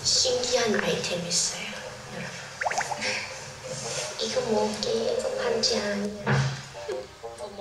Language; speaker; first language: Korean; non-native, fluent; Thai